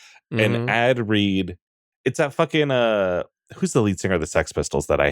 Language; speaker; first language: English; native; English